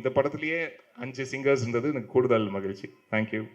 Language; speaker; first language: Tamil; native; Tamil